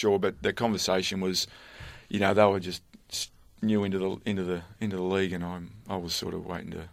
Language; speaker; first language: English; native; English